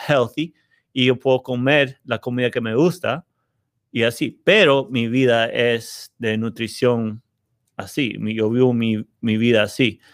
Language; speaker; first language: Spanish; early bilingual, heritage; Spanish